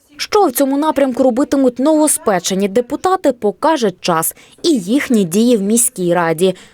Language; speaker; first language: Ukrainian; native; Ukrainian